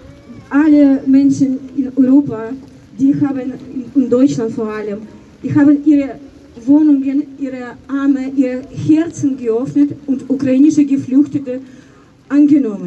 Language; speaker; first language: German; non-native, fluent; Ukrainian